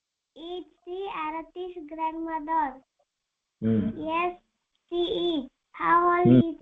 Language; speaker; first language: English; non-native, learner; Odia